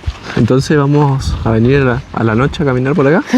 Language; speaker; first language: Spanish; native; Spanish